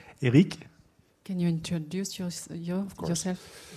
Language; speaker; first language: English; non-native, learner; French